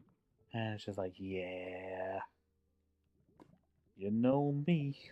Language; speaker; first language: English; native; English